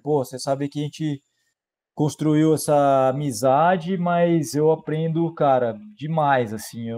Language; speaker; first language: Portuguese; native; Portuguese